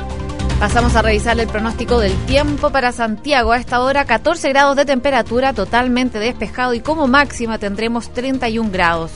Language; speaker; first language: Spanish; native; Spanish